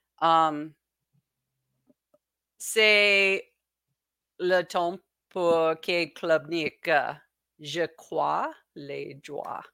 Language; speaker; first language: French; non-native, learner; English